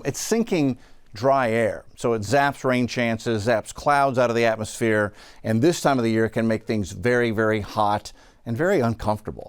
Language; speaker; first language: English; native; English